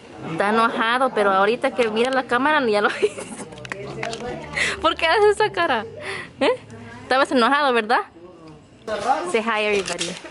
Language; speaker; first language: Spanish; early bilingual, heritage; Spanish